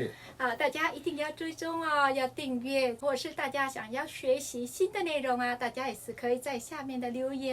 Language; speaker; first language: Chinese; non-native, fluent; Vietnamese